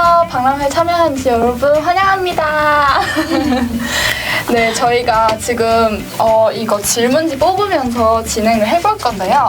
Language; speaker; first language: Korean; non-native, fluent; Chinese